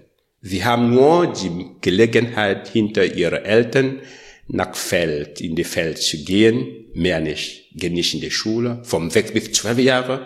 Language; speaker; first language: German; non-native, learner; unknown